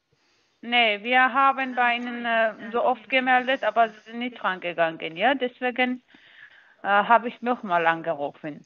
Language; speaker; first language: German; non-native, fluent; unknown